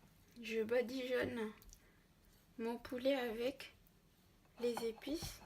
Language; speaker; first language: French; non-native, local second language; Arabic